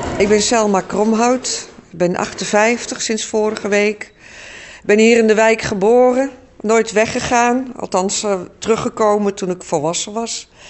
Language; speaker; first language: Dutch; native; Dutch